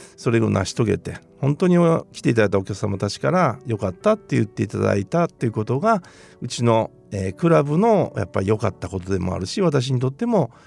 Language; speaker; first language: Japanese; native; Japanese